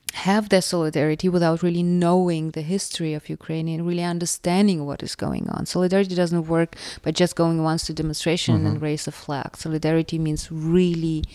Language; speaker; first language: English; non-native, fluent; Russian